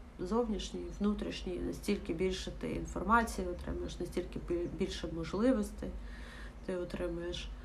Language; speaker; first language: Ukrainian; non-native, local second language; Russian